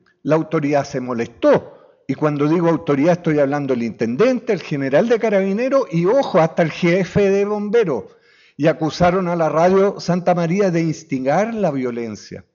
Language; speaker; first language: Spanish; native; Spanish